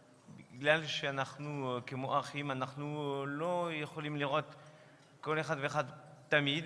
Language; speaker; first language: Hebrew; non-native, fluent; French